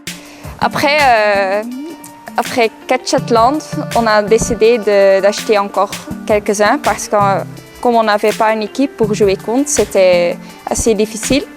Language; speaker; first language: French; non-native, local second language; Dutch